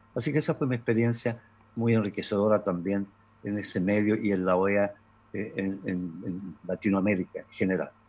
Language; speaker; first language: Spanish; native; Spanish